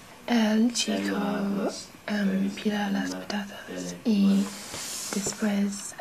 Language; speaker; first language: Spanish; non-native, learner; English